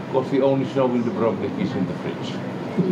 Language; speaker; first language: English; non-native, fluent; Croatian